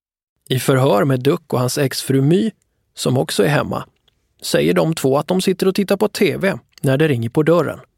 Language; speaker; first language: Swedish; native; Swedish